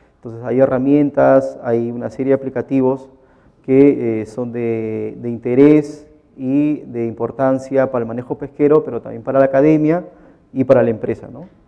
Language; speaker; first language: Spanish; native; Spanish